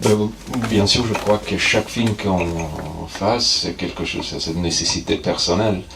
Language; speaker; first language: French; non-native, fluent; Russian